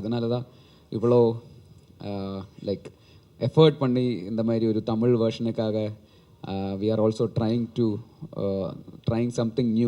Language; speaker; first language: Tamil; non-native, learner; Malayalam